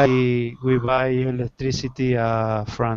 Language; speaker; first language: English; non-native, learner; Spanish